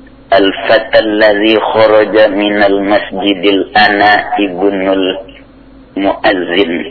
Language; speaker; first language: Arabic; non-native, learner; Indonesian